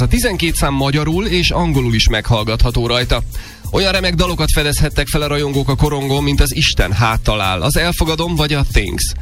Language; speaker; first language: Hungarian; native; Hungarian